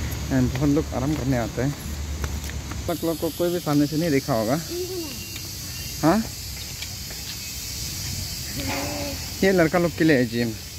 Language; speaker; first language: Hindi; non-native, local second language; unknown